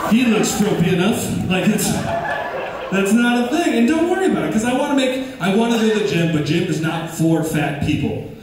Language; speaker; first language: English; native; English